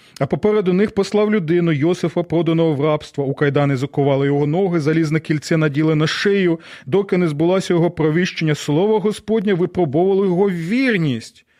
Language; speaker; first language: Ukrainian; non-native, local second language; Russian